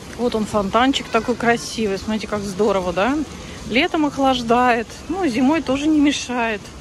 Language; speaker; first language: Russian; native; Russian